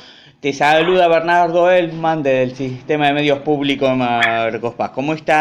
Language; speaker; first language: Spanish; native; Spanish